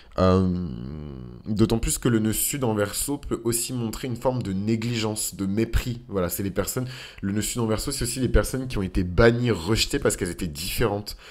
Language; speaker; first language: French; native; French